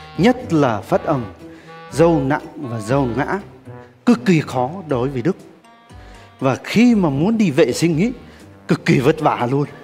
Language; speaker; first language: Vietnamese; non-native, fluent; Turkish